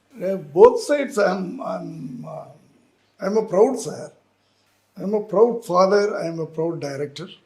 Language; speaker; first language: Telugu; non-native, learner; Tamil